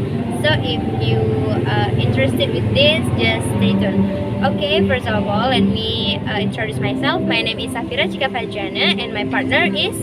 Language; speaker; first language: English; non-native, learner; Indonesian